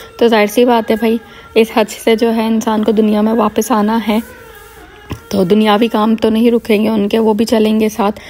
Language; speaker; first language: Urdu; native; Urdu